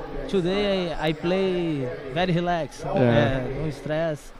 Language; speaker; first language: English; non-native, learner; Portuguese